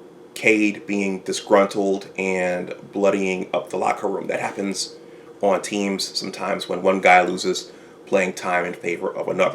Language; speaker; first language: English; native; English